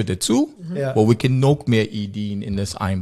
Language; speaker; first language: German; non-native, learner; English